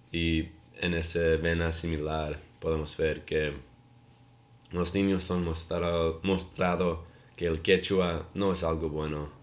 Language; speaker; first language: Spanish; non-native, learner; English